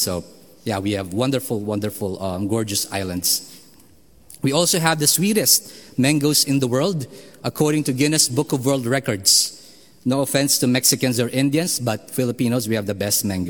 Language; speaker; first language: English; non-native, local second language; Filipino